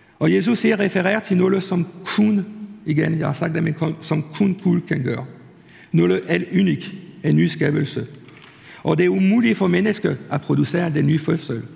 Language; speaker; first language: Danish; non-native, fluent; French